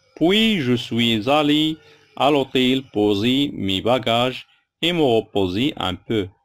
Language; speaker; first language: French; non-native, local second language; Arabic